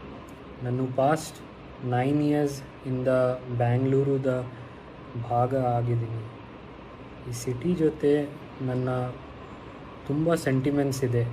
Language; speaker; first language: Kannada; non-native, learner; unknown